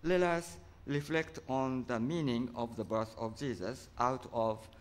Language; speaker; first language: English; non-native, fluent; Japanese